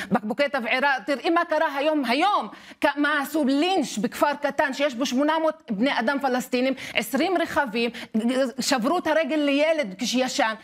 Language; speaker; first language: Hebrew; non-native, local second language; Arabic